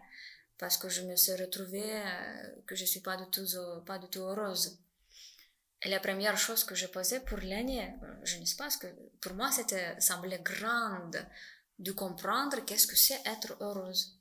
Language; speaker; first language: French; non-native, fluent; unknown